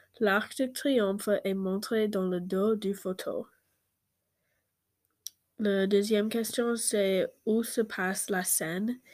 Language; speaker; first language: French; non-native, learner; English